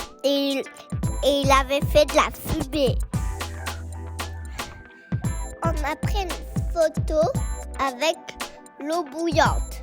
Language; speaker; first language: French; early bilingual, heritage; French